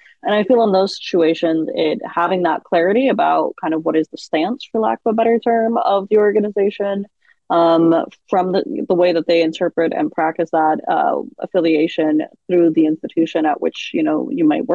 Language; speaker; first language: English; native; English